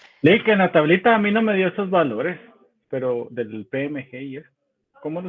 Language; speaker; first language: Spanish; native; Spanish